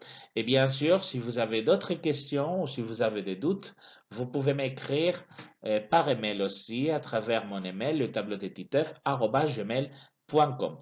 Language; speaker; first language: French; non-native, fluent; Spanish